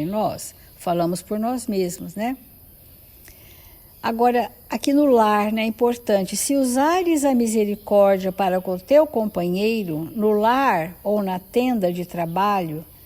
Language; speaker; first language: Portuguese; native; Portuguese